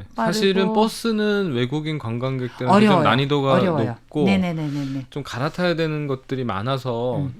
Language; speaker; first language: Korean; native; Korean